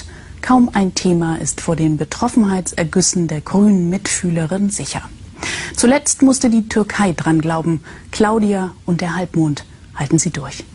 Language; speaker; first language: German; native; German